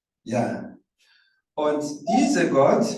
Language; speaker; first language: German; non-native, fluent; Rundi